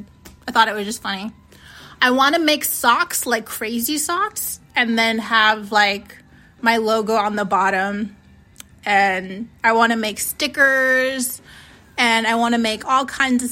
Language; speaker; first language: English; early bilingual, other home language; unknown